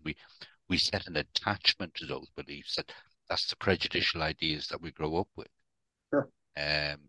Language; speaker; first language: English; native; English